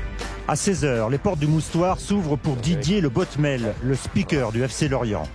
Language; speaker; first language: French; native; French